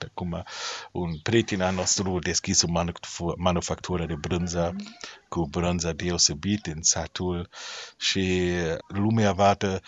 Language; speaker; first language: Romanian; non-native, learner; German